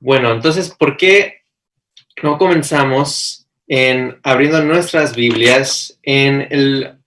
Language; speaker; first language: Spanish; early bilingual, heritage; Spanish